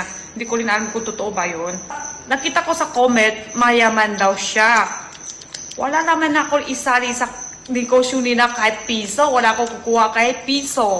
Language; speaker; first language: Filipino; non-native, learner; Chinese